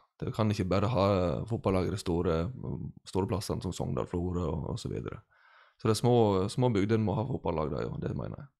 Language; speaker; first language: Norwegian; native; Norwegian